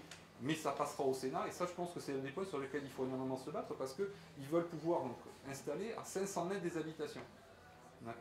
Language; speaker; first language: French; native; French